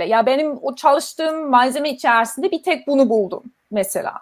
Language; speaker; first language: Turkish; non-native, fluent; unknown